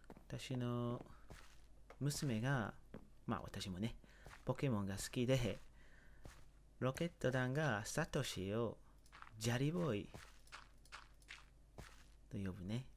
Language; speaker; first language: Japanese; non-native, learner; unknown